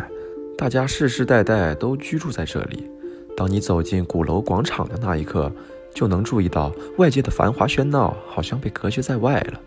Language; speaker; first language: Chinese; native; Chinese